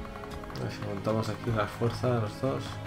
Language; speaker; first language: Spanish; native; Spanish